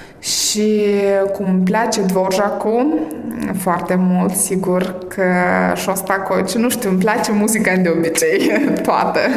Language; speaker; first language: Romanian; early bilingual, heritage; Romanian